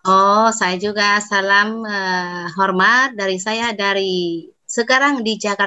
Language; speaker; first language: Indonesian; non-native, fluent; Vietnamese